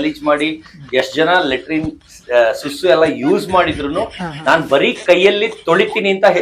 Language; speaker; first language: Kannada; native; Kannada